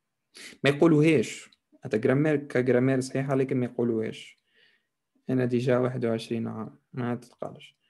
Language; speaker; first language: German; non-native, fluent; Arabic